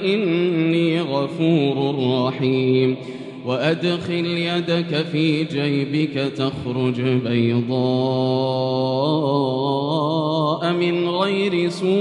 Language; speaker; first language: Arabic; native; Arabic